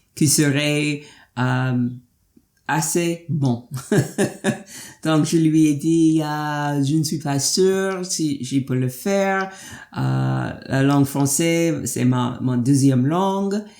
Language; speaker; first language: French; non-native, fluent; English